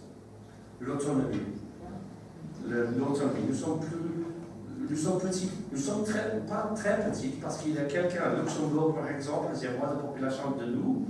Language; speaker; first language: French; non-native, learner; English